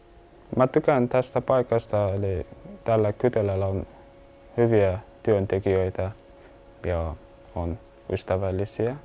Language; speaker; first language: Finnish; non-native, learner; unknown